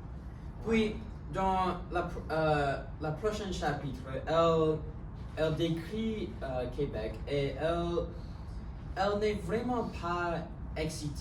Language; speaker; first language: French; non-native, learner; English